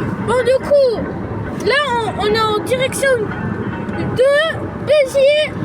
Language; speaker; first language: French; early bilingual, other home language; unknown